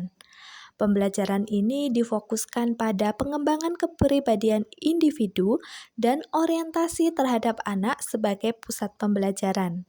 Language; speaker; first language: Indonesian; native; Indonesian